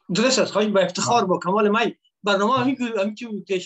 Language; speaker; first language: Persian; native; Persian